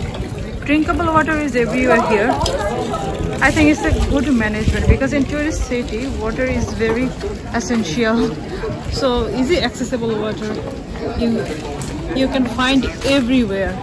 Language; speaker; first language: English; non-native, local second language; Bangla